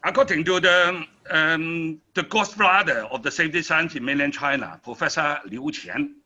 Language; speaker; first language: English; non-native, learner; Chinese